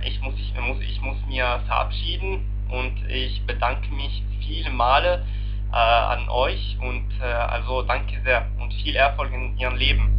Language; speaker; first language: German; non-native, learner; Arabic